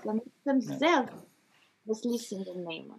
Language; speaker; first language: Dutch; non-native, fluent; Romanian